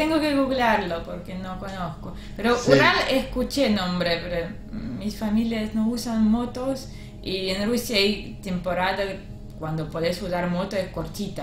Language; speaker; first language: Spanish; non-native, learner; Russian